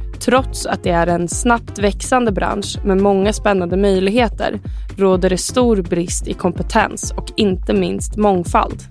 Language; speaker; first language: Swedish; native; Swedish